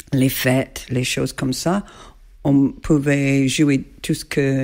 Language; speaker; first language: French; non-native, learner; English